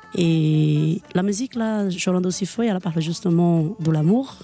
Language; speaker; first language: French; non-native, fluent; Portuguese